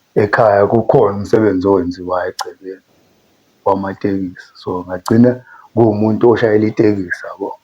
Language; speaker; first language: Zulu; native; Zulu